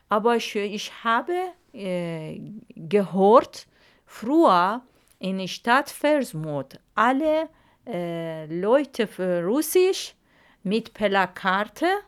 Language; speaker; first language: German; non-native, learner; Arabic